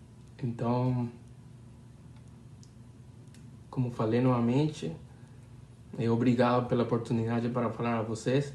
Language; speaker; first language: Portuguese; non-native, learner; Spanish